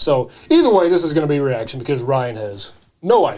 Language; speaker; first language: English; native; English